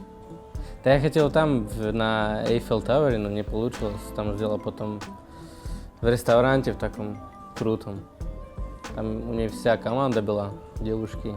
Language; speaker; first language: Russian; non-native, learner; Slovak